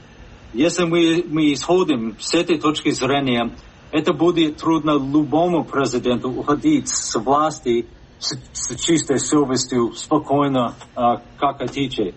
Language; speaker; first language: Russian; non-native, fluent; English